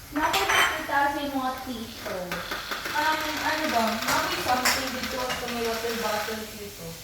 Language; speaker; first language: Filipino; non-native, local second language; Cebuano